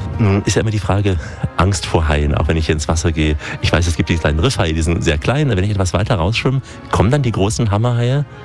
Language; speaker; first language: German; native; German